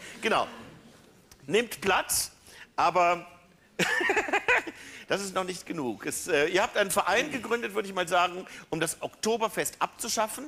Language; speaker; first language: German; native; German